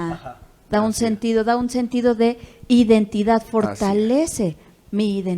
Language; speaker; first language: Spanish; native; Spanish